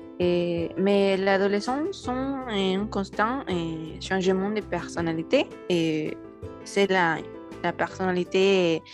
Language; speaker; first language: French; non-native, learner; Spanish